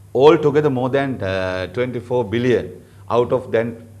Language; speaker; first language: English; non-native, local second language; Sinhala